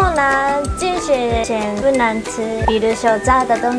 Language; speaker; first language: Chinese; non-native, learner; Japanese